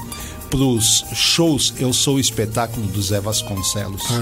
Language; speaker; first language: Portuguese; native; Portuguese